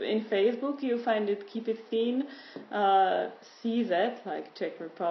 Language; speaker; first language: English; non-native, fluent; Czech